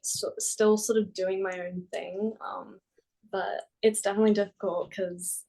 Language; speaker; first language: English; native; English